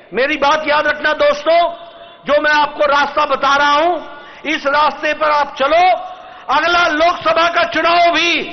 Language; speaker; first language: Hindi; native; Hindi